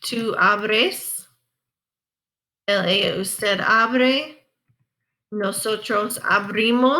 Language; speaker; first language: Spanish; non-native, fluent; English